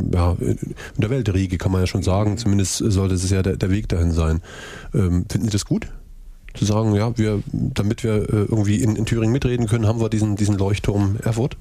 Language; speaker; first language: German; native; German